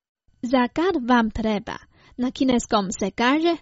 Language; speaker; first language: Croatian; non-native, fluent; Chinese